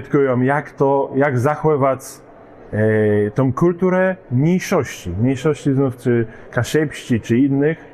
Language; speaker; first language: Polish; non-native, local second language; Kashubian